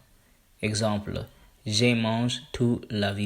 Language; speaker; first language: French; non-native, learner; English